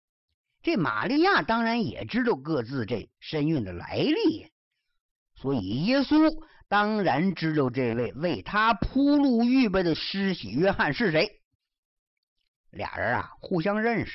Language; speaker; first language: Chinese; native; Chinese